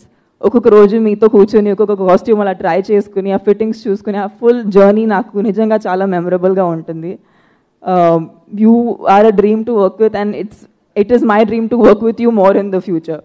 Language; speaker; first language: Telugu; non-native, fluent; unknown